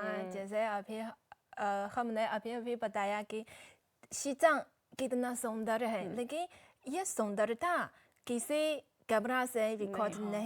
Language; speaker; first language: Hindi; non-native, fluent; Chinese